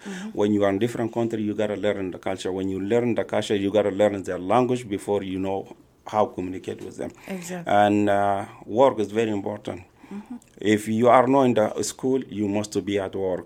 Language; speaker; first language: English; non-native, learner; Arabic